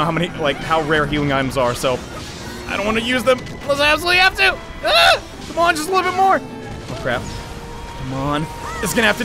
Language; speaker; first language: English; native; English